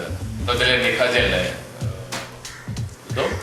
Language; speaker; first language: Russian; non-native, fluent; Nepali